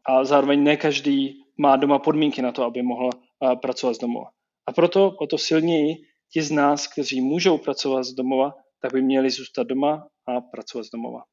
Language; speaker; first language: Czech; native; Czech